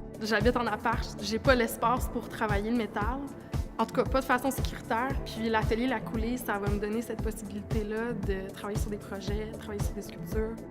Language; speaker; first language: French; native; French